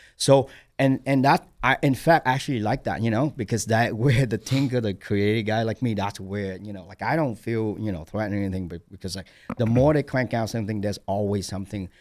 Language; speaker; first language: English; non-native, fluent; Vietnamese